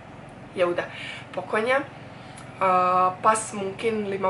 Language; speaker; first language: Indonesian; non-native, fluent; Bosnian